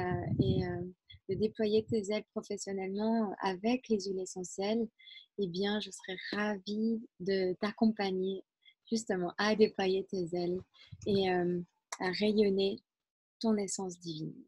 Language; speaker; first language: French; native; French